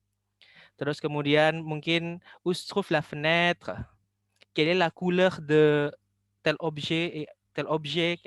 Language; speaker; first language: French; non-native, fluent; Indonesian